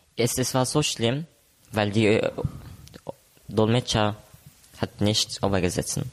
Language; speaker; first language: German; non-native, learner; Arabic